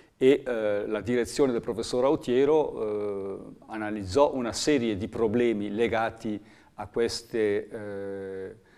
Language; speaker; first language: Italian; native; Italian